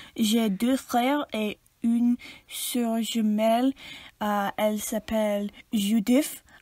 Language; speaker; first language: French; non-native, learner; English